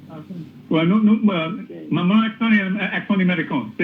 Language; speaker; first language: French; non-native, learner; English